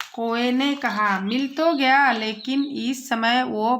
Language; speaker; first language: Hindi; non-native, local second language; Assamese